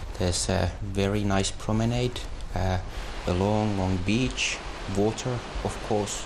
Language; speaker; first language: English; non-native, fluent; Finnish